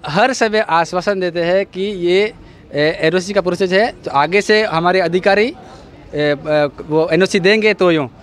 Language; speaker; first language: Hindi; native; Hindi